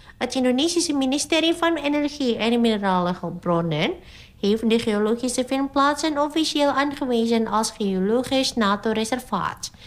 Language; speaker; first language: Dutch; non-native, fluent; Indonesian